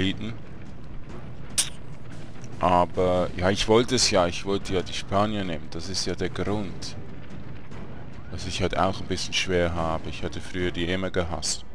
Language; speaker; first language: German; native; German